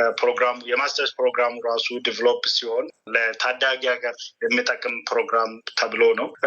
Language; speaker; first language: Amharic; non-native, local second language; Oromo